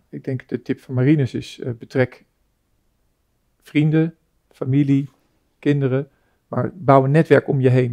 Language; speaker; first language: Dutch; native; Dutch